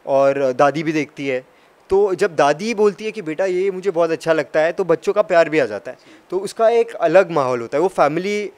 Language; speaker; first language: Hindi; native; Hindi